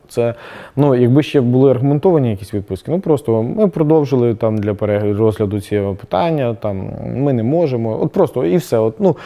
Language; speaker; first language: Ukrainian; native; Ukrainian